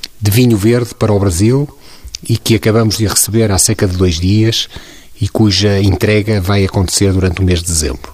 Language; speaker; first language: Portuguese; native; Portuguese